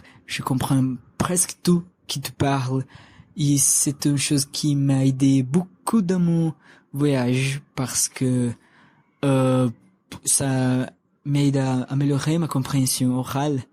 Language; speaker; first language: French; non-native, learner; Portuguese